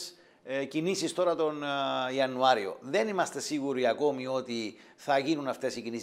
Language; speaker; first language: Greek; native; Greek